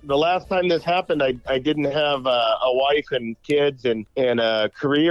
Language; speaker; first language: English; native; English